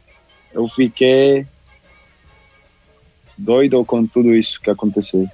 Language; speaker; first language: Portuguese; non-native, local second language; Spanish